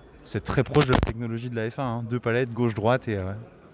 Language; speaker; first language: French; native; French